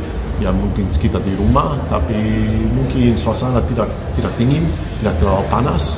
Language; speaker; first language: Indonesian; non-native, fluent; English